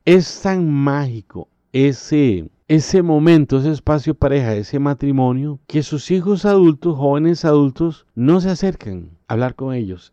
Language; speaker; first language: Spanish; native; Spanish